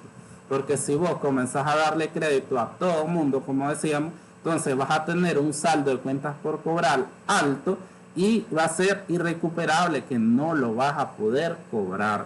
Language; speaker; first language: Spanish; native; Spanish